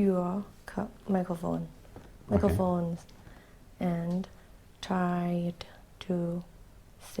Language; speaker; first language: English; non-native, learner; Thai